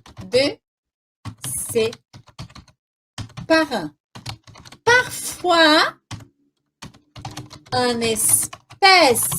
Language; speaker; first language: French; non-native, fluent; Portuguese